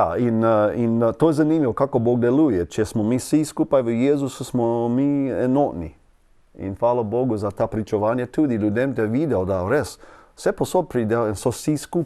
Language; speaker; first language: Slovenian; non-native, learner; English